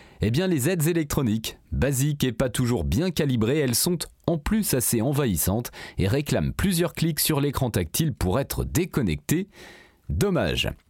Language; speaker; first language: French; native; French